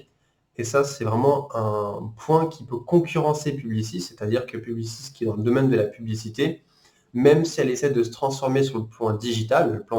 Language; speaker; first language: French; native; French